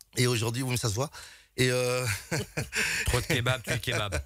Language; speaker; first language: French; native; French